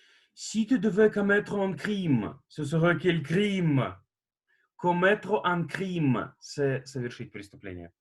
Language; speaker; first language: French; non-native, fluent; Russian